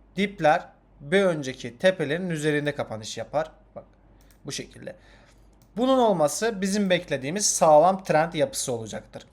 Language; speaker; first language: Turkish; non-native, fluent; Azerbaijani